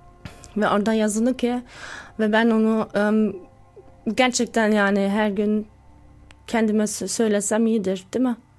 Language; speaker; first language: Turkish; early bilingual, heritage; Turkish